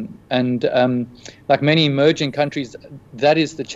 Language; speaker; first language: English; native; English